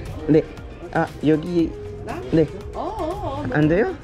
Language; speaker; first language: Korean; non-native, learner; French